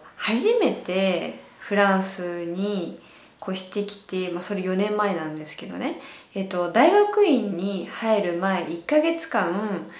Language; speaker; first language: Japanese; native; Japanese